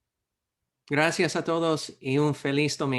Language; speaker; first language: Spanish; non-native, fluent; English